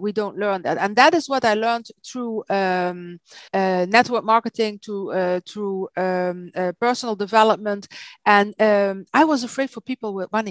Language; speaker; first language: English; non-native, fluent; Dutch